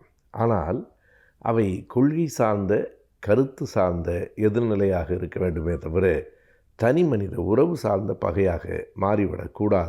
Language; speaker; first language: Tamil; native; Tamil